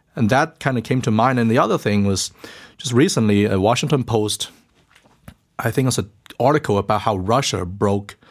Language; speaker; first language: English; early bilingual, other home language; Chinese